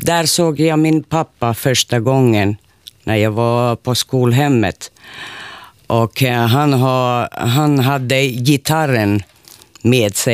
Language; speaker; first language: Swedish; non-native, local second language; Finnish